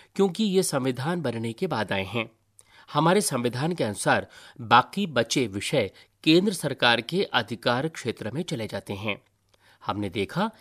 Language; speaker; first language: Hindi; native; Hindi